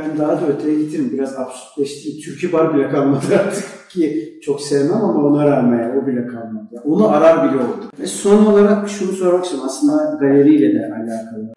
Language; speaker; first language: Turkish; native; Turkish